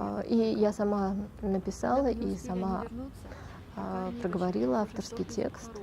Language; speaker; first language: Russian; non-native, local second language; Tajik